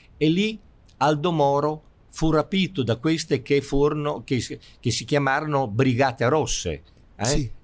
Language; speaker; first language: Italian; native; Italian